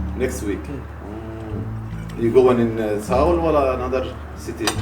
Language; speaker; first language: English; non-native, learner; Arabic